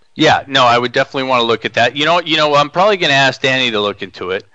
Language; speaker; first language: English; native; English